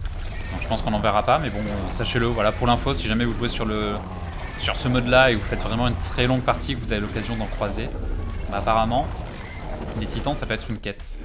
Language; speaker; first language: French; native; French